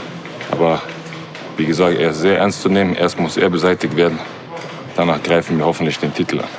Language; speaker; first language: German; native; German